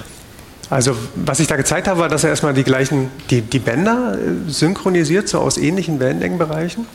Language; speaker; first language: German; native; German